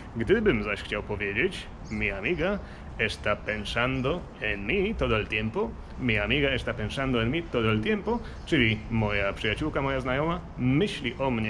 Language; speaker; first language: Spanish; non-native, fluent; Polish